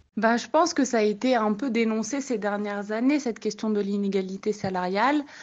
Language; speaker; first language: French; native; French